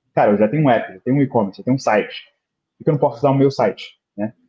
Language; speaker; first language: Portuguese; native; Portuguese